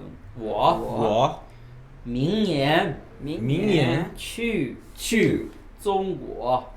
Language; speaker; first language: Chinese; non-native, learner; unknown